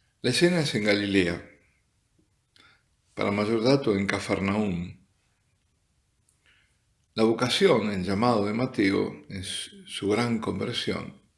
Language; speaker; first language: Spanish; native; Spanish